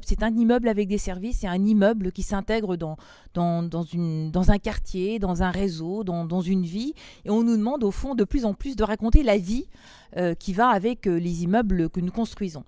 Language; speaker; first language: French; native; French